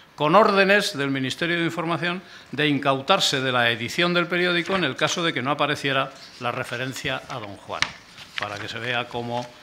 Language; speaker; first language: Spanish; native; Spanish